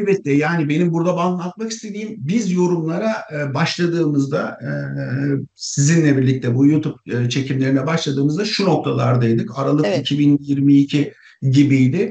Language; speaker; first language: Turkish; native; Turkish